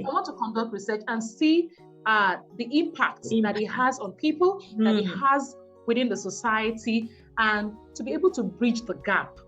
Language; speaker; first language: English; non-native, local second language; Yoruba